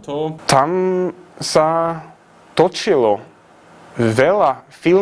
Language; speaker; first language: Slovak; non-native, fluent; Swedish